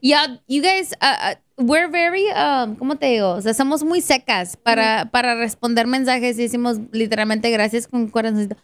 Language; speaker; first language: Spanish; early bilingual, heritage; Spanish